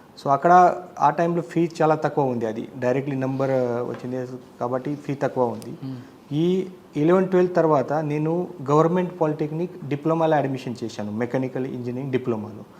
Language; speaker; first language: Telugu; non-native, learner; Marathi